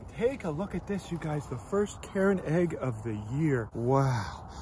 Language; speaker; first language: English; native; English